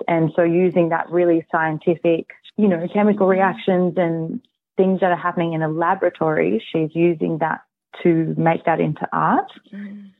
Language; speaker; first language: English; early bilingual, heritage; English